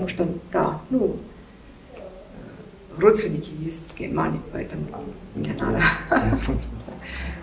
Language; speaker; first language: Russian; non-native, learner; German